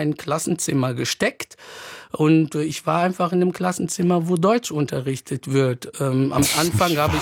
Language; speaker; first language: German; non-native, fluent; Arabic